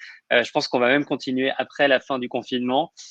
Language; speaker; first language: French; native; French